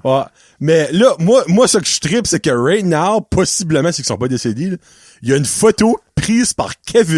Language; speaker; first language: French; native; French